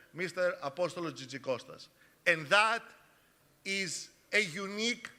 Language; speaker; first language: English; non-native, fluent; Greek